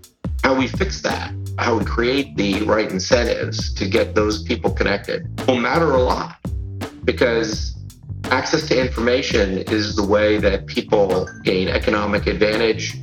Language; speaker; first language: English; early bilingual, other home language; Serbian